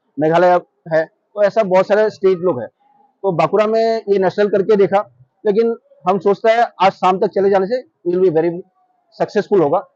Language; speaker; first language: Hindi; non-native, local second language; Bangla